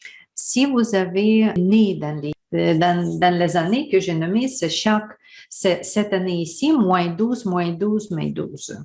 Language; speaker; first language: French; non-native, learner; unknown